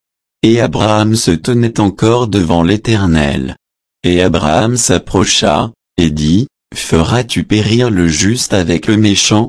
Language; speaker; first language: French; native; French